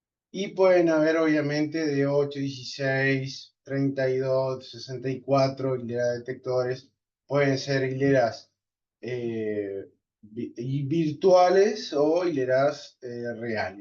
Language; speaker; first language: Spanish; native; Spanish